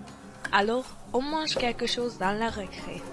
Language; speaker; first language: French; non-native, learner; Hungarian